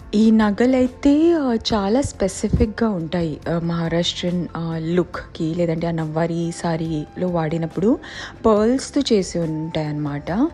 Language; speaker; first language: Telugu; non-native, fluent; Marathi